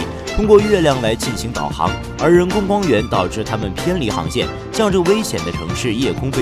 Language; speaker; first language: Chinese; native; Chinese